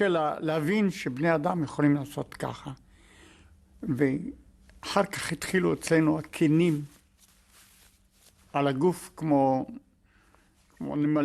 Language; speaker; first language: Hebrew; non-native, fluent; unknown